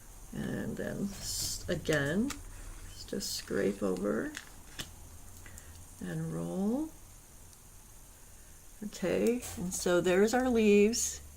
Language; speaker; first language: English; native; English